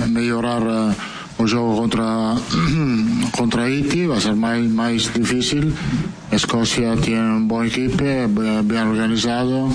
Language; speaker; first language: Portuguese; non-native, fluent; Italian